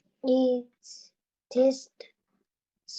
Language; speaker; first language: English; non-native, learner; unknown